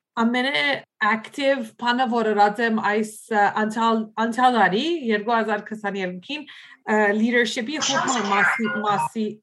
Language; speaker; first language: Armenian; early bilingual, heritage; Armenian